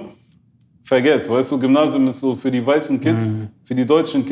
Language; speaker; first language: German; early bilingual, other home language; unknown